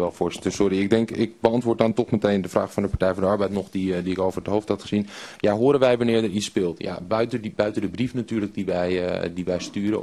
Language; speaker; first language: Dutch; native; Dutch